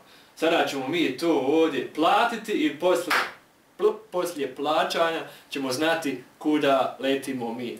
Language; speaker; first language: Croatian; early bilingual, heritage; Croatian